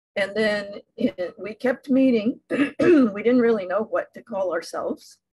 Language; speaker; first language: English; native; English